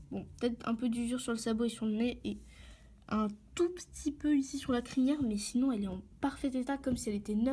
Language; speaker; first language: French; native; French